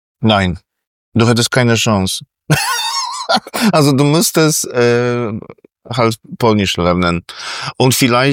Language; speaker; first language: German; non-native, fluent; Polish